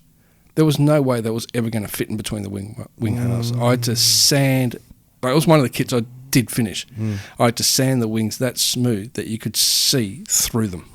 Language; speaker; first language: English; native; English